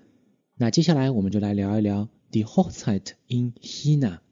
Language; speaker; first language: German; non-native, fluent; Chinese